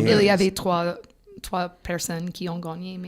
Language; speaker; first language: French; non-native, fluent; English